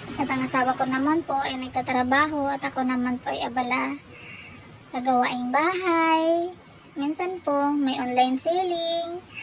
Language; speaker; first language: Filipino; non-native, local second language; Bikol